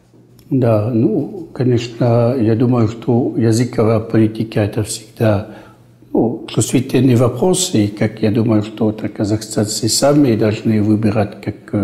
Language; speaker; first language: Russian; non-native, fluent; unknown